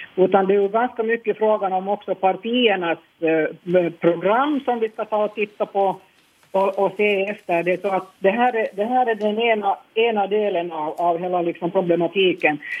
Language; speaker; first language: Swedish; native; Swedish